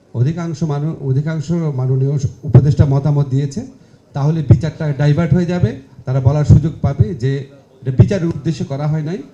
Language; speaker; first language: Bangla; native; Bangla